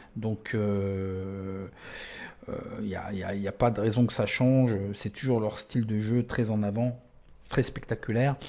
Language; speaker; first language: French; native; French